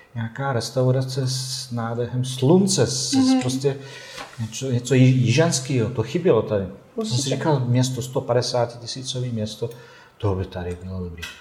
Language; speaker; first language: Czech; non-native, fluent; Bosnian